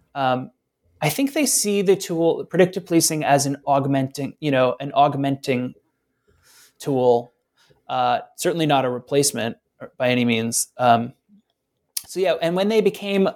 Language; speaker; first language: English; native; English